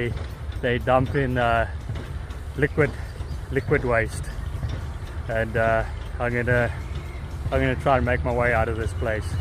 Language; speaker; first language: English; native; English